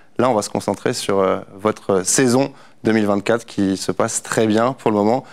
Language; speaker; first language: French; native; French